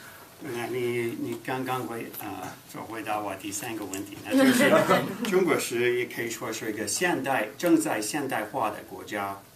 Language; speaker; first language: Chinese; non-native, fluent; English